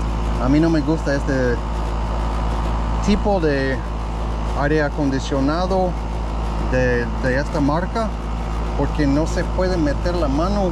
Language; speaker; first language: Spanish; non-native, fluent; English